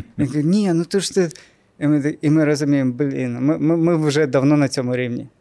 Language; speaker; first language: Ukrainian; non-native, local second language; Russian